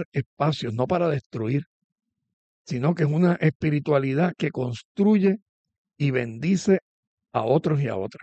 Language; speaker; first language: Spanish; native; Spanish